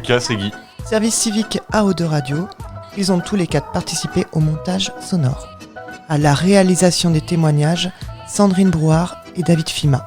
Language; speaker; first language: French; native; French